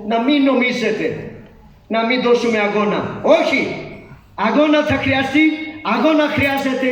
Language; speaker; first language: Greek; non-native, fluent; Urdu